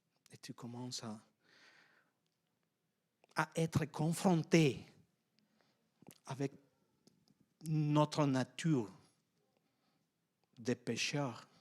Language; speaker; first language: French; non-native, fluent; Spanish